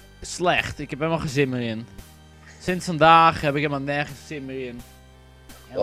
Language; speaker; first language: Dutch; native; Dutch